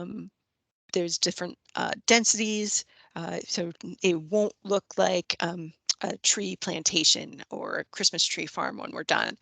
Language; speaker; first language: English; native; English